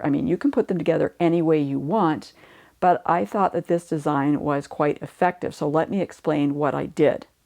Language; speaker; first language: English; native; English